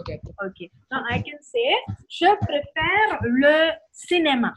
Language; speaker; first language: French; non-native, fluent; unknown